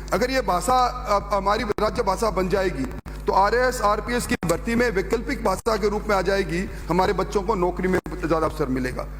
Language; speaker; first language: Hindi; native; Hindi